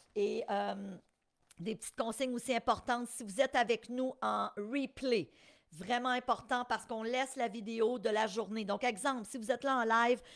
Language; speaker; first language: French; native; French